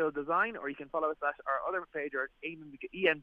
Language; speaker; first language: English; native; English